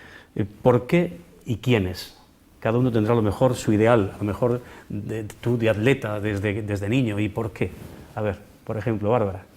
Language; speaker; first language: Spanish; native; Spanish